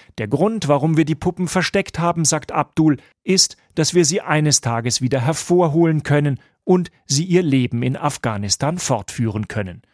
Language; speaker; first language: German; native; German